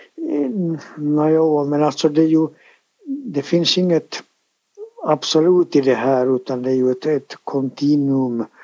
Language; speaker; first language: Swedish; native; Swedish